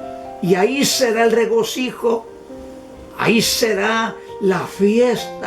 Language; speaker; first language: Spanish; native; Spanish